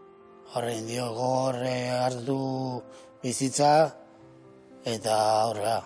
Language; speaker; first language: Basque; native; Basque